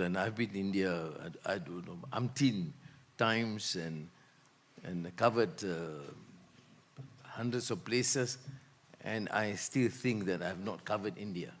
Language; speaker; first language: English; non-native, local second language; Malay